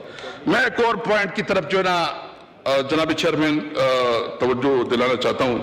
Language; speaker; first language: Urdu; non-native, local second language; Pashto